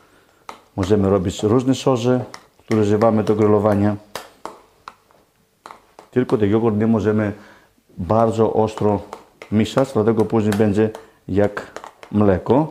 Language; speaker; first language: Polish; non-native, learner; Greek